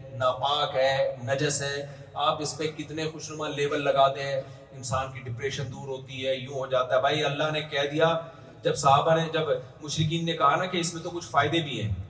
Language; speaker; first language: Urdu; native; Urdu